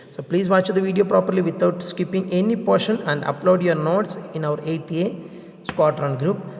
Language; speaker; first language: English; non-native, local second language; Malayalam